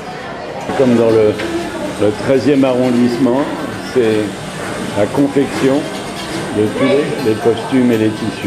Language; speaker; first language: French; native; French